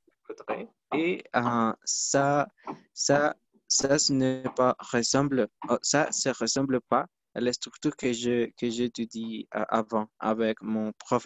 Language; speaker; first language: French; non-native, learner; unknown